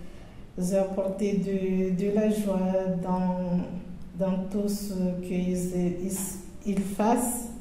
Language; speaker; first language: French; non-native, local second language; Comorian